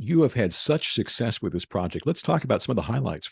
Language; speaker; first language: English; native; English